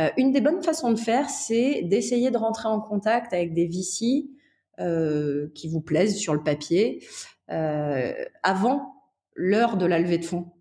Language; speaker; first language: French; native; French